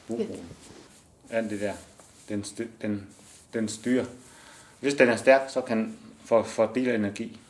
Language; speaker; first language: Danish; non-native, learner; Chinese